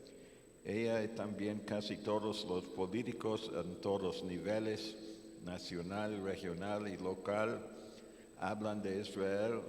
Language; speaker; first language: Spanish; non-native, fluent; English